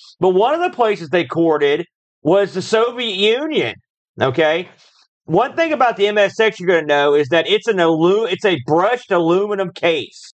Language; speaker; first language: English; native; English